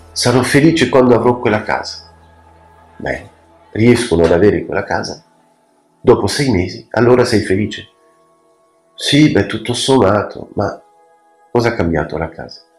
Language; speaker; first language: Italian; non-native, fluent; French